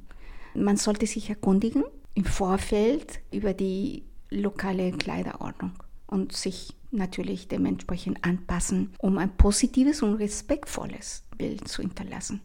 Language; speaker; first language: German; non-native, fluent; Spanish